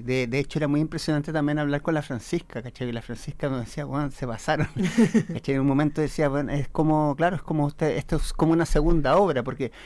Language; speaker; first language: Spanish; native; Spanish